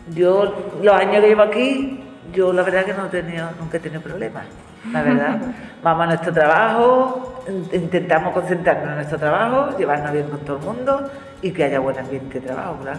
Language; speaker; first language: Spanish; native; Spanish